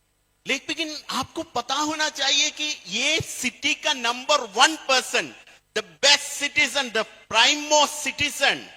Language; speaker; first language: Hindi; non-native, fluent; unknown